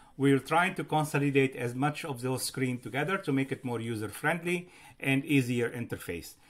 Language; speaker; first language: English; non-native, fluent; Arabic